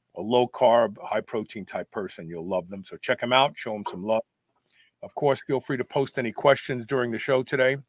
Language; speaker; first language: English; native; English